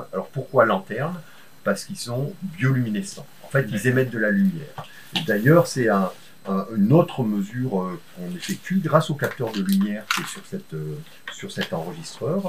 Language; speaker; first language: French; native; French